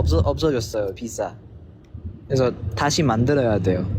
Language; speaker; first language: Korean; non-native, learner; Filipino